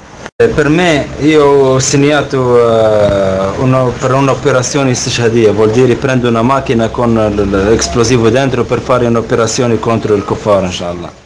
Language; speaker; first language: Italian; non-native, learner; Arabic